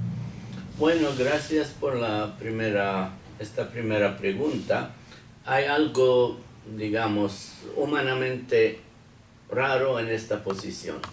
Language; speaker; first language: Spanish; non-native, fluent; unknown